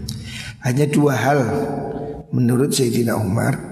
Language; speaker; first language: Indonesian; non-native, local second language; Javanese